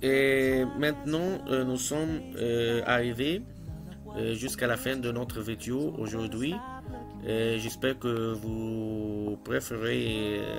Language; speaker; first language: French; non-native, fluent; Arabic